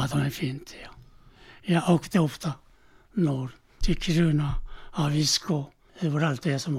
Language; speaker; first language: Swedish; non-native, learner; Korean